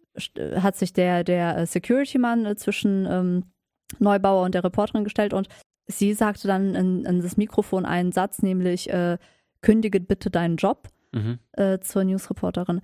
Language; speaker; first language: German; native; German